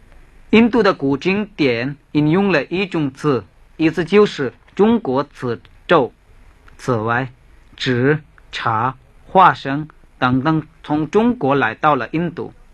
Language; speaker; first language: Chinese; non-native, fluent; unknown